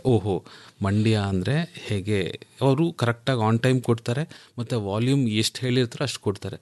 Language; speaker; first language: Kannada; native; Kannada